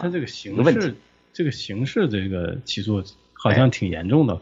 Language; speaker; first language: Chinese; native; Chinese